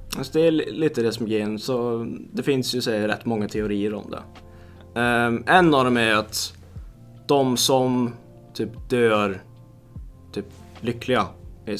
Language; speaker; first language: Swedish; early bilingual, other home language; Lithuanian